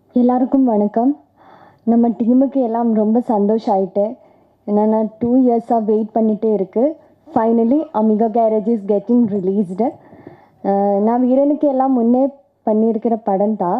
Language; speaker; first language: Tamil; non-native, learner; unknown